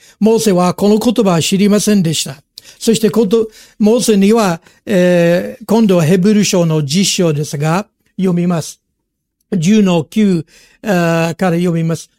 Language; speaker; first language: Japanese; non-native, fluent; English